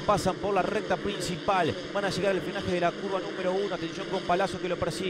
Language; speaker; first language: Spanish; native; Spanish